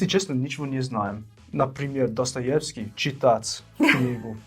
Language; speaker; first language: Russian; non-native, fluent; English